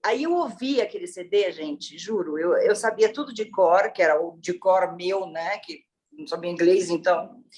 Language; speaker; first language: Portuguese; early bilingual, other home language; Italian